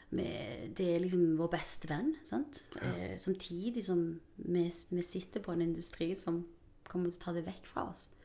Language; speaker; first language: Norwegian; early bilingual, other home language; Spanish